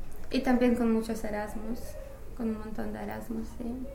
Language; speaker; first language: Spanish; non-native, fluent; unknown